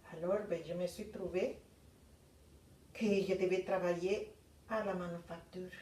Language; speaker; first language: French; non-native, fluent; Spanish